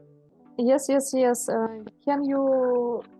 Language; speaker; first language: English; non-native, learner; Russian